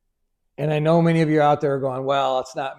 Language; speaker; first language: English; native; English